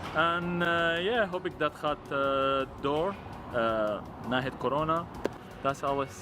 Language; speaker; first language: Dutch; non-native, learner; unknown